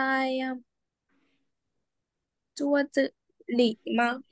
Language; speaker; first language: Chinese; non-native, learner; Vietnamese